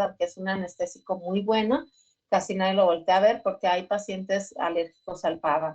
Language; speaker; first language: Spanish; native; Spanish